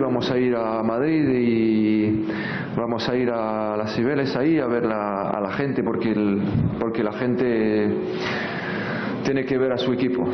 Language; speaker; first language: Spanish; non-native, fluent; French